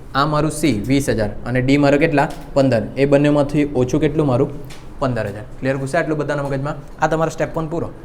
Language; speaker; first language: Gujarati; non-native, local second language; Hindi